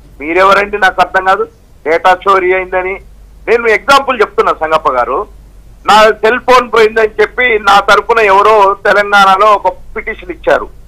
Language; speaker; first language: Telugu; native; Telugu